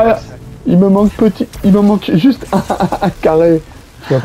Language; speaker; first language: French; native; French